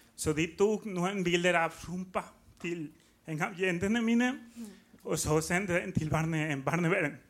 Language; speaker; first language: Norwegian; non-native, learner; Spanish